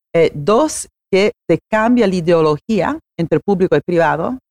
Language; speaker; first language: Spanish; non-native, fluent; Italian